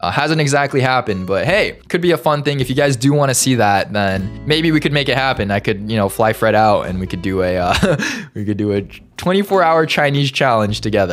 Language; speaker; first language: English; early bilingual, other home language; Chinese